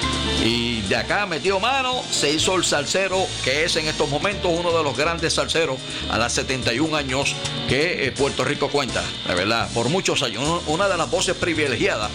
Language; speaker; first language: Spanish; native; Spanish